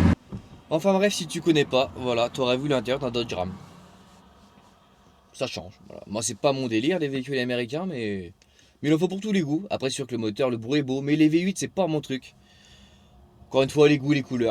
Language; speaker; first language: French; native; French